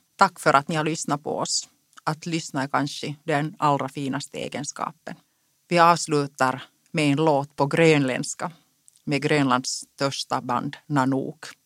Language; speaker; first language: Swedish; non-native, local second language; Finnish